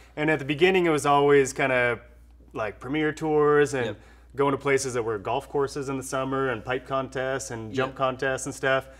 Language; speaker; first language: English; native; English